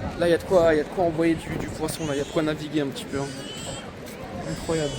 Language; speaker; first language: French; native; French